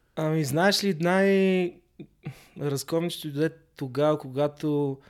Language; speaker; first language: Bulgarian; native; Bulgarian